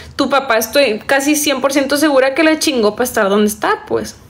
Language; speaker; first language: Spanish; native; Spanish